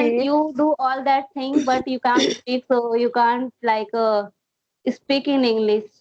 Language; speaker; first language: English; non-native, learner; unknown